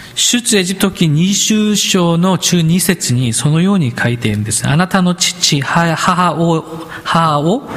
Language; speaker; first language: Japanese; non-native, fluent; Korean